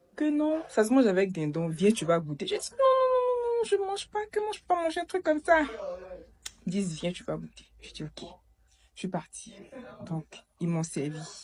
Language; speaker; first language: French; native; French